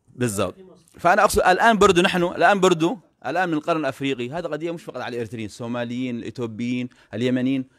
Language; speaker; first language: Arabic; non-native, fluent; Afar